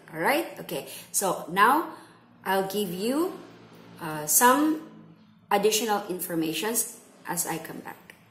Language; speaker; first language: English; non-native, fluent; Indonesian